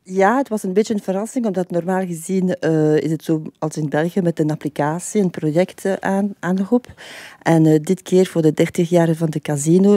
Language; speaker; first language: Dutch; non-native, fluent; French